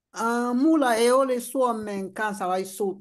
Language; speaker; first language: Finnish; non-native, learner; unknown